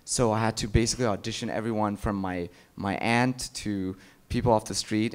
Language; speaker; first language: English; early bilingual, other home language; Amharic